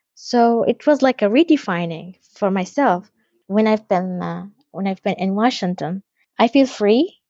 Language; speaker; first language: English; non-native, fluent; Arabic